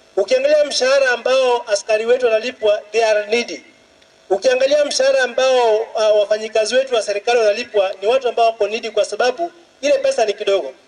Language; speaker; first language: Swahili; non-native, local second language; Luo (Kenya and Tanzania)